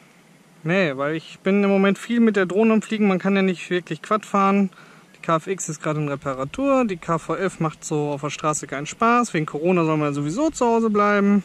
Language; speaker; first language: German; native; German